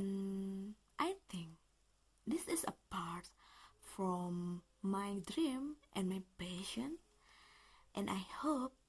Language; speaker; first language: English; non-native, learner; Indonesian